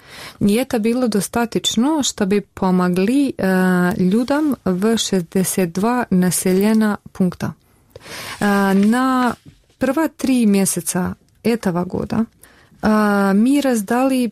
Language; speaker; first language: Russian; non-native, learner; Bosnian